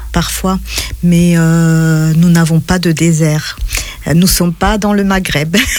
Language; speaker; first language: French; non-native, local second language; Arabic